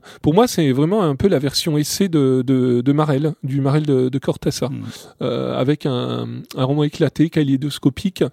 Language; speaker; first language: French; native; French